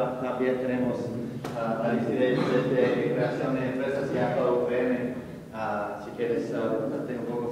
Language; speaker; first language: Spanish; non-native, learner; English